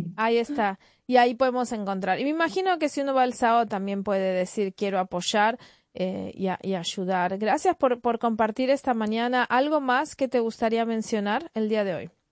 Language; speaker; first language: Spanish; native; Spanish